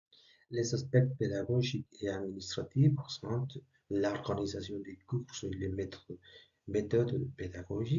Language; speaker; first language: French; non-native, learner; Spanish